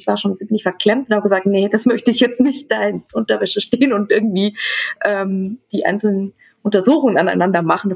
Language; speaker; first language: German; early bilingual, other home language; Tamil